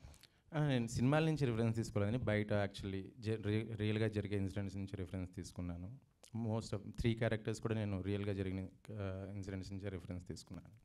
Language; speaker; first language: Telugu; native; Telugu